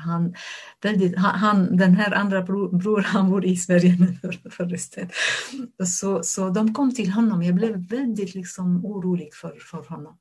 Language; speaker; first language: Swedish; non-native, fluent; Arabic